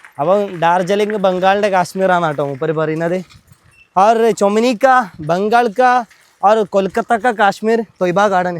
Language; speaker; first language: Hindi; non-native, local second language; Malayalam